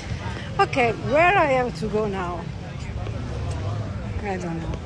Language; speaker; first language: English; non-native, learner; Italian